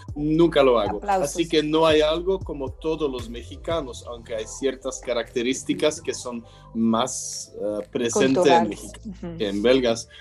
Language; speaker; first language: Spanish; non-native, fluent; French